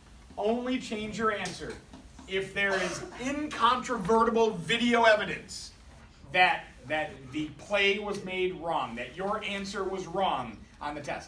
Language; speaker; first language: English; native; English